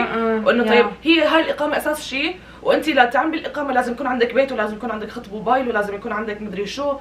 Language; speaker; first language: Arabic; native; Arabic